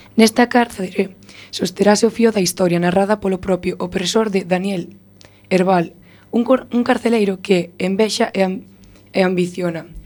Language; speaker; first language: Galician; non-native, local second language; Spanish